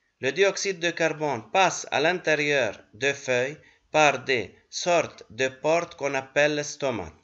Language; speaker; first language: French; non-native, local second language; Arabic